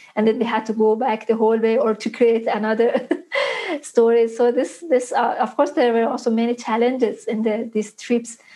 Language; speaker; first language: English; non-native, fluent; Persian